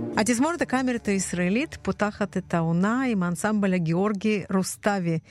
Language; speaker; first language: Hebrew; non-native, fluent; Russian